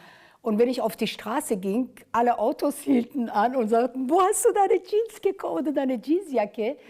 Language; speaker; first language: German; non-native, fluent; Persian